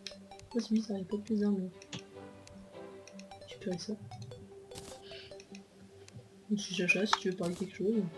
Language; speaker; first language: French; native; French